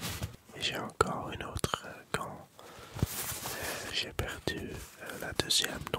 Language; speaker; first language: French; non-native, learner; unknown